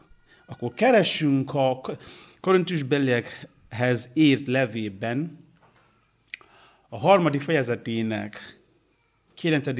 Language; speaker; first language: Hungarian; non-native, learner; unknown